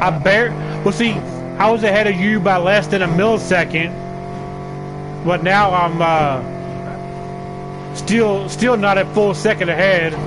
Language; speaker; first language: English; native; English